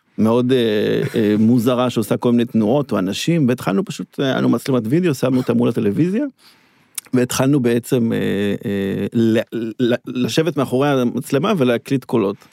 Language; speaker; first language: Hebrew; native; Hebrew